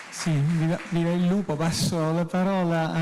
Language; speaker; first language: Italian; native; Italian